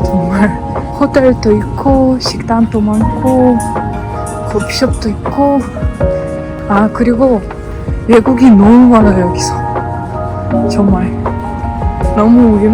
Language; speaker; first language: Korean; non-native, learner; Ukrainian